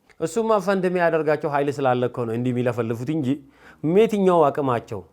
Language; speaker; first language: Amharic; non-native, local second language; Oromo